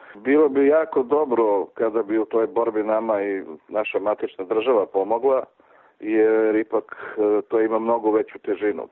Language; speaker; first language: Serbian; native; Serbian